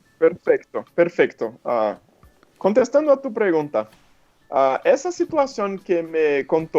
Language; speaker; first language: Spanish; non-native, fluent; Portuguese